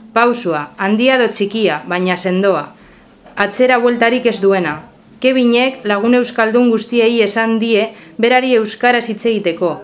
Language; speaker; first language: Basque; non-native, local second language; Spanish